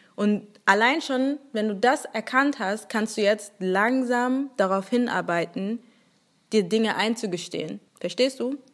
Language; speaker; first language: German; early bilingual, other home language; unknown